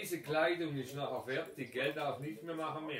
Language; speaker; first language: German; non-native, learner; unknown